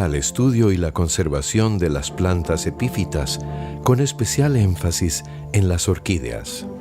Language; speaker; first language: Spanish; native; Spanish